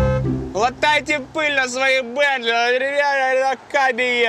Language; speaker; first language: Russian; native; Russian